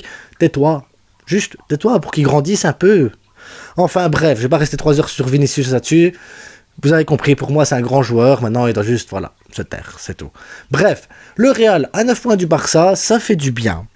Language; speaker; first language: French; native; French